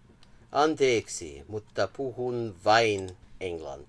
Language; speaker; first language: Finnish; non-native, learner; English